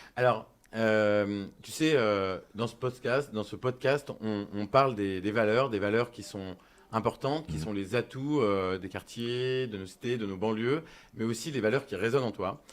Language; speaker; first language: French; native; French